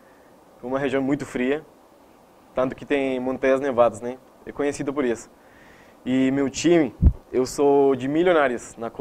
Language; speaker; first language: Portuguese; non-native, fluent; Spanish